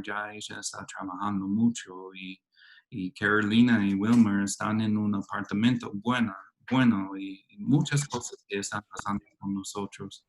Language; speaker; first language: Spanish; non-native, fluent; English